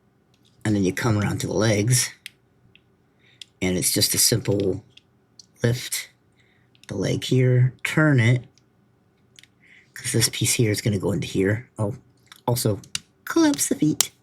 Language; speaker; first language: English; native; English